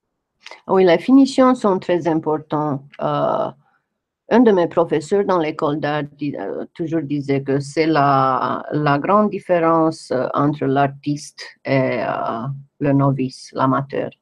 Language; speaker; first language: French; non-native, fluent; English